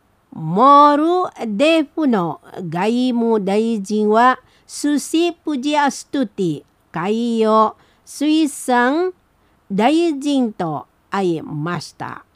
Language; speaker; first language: Japanese; non-native, fluent; Indonesian